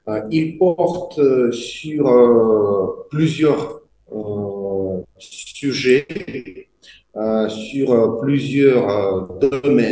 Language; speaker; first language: French; non-native, fluent; Russian